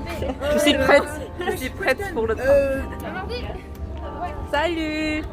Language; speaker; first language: French; non-native, fluent; Korean